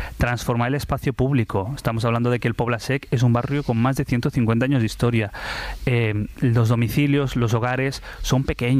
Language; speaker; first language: Spanish; early bilingual, other home language; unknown